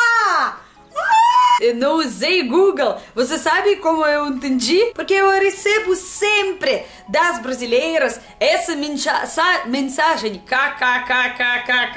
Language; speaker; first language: Portuguese; non-native, learner; Russian